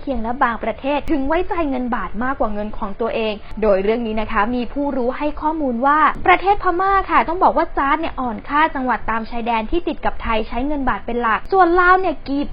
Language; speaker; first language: Thai; native; Thai